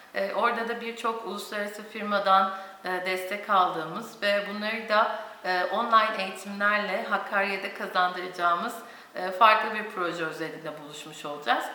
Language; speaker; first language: Turkish; native; Turkish